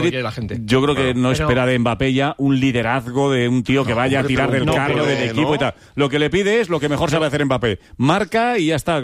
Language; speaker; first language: Spanish; native; Spanish